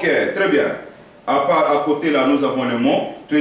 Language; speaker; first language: French; non-native, fluent; Korean